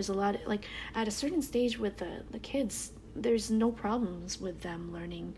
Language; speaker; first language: English; native; English